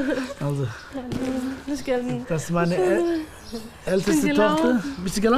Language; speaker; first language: German; non-native, fluent; Turkish